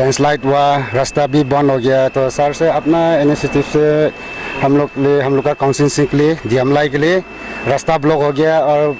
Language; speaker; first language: Hindi; non-native, local second language; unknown